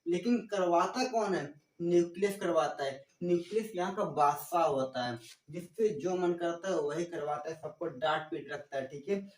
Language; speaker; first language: Hindi; native; Hindi